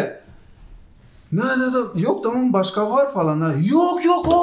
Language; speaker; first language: Turkish; non-native, learner; Portuguese